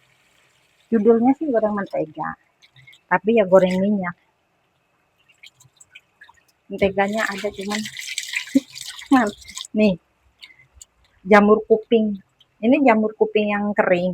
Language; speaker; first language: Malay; non-native, local second language; Indonesian